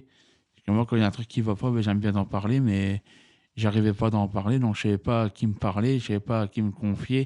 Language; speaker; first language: French; native; French